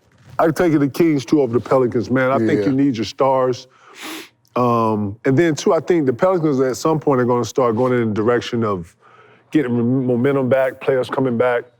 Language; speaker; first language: English; native; English